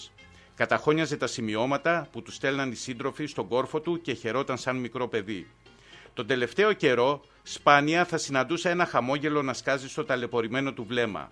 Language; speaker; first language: Greek; native; Greek